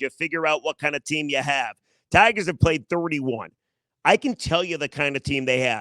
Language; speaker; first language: English; native; English